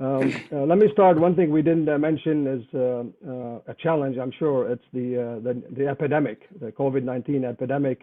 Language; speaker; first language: English; non-native, fluent; Arabic